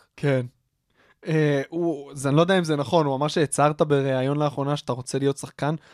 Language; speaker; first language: Hebrew; native; Hebrew